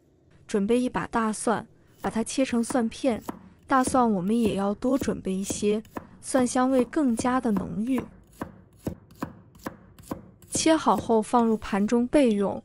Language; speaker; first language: Chinese; native; Chinese